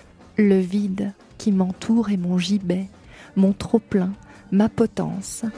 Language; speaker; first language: French; native; French